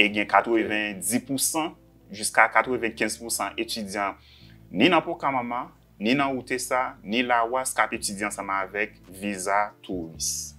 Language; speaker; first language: French; non-native, local second language; Haitian Creole